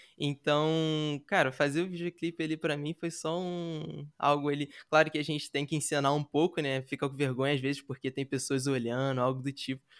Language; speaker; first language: Portuguese; native; Portuguese